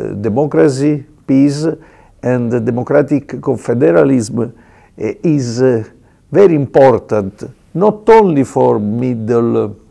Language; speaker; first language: English; non-native, learner; Italian